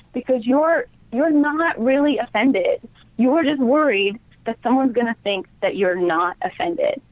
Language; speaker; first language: English; native; English